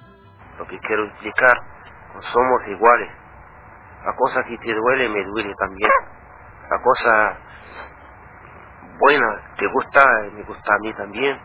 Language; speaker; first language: Spanish; non-native, learner; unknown